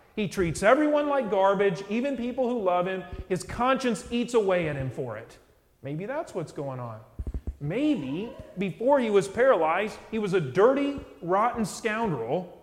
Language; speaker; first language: English; native; English